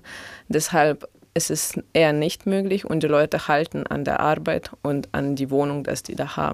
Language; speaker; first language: German; non-native, fluent; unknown